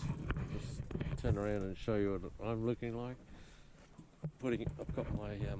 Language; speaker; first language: English; native; English